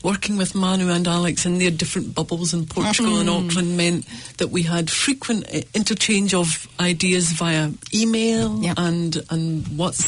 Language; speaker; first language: English; native; English